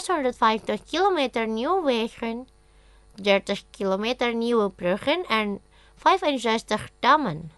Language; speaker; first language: Dutch; non-native, fluent; Indonesian